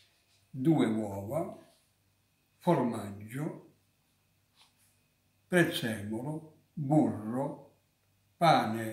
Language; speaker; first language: Italian; native; Italian